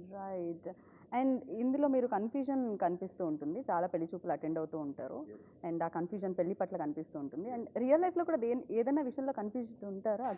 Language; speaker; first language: Telugu; native; Telugu